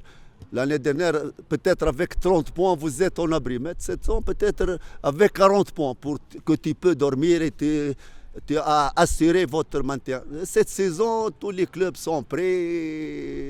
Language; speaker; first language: French; non-native, fluent; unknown